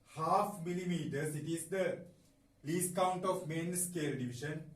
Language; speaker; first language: English; non-native, local second language; Sinhala